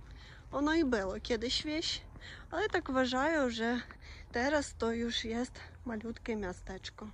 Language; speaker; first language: Polish; non-native, learner; Russian